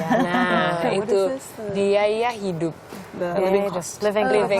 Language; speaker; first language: Indonesian; native; Indonesian